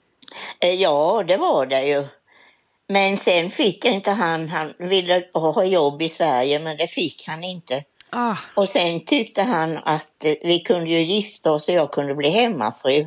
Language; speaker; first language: Swedish; native; Swedish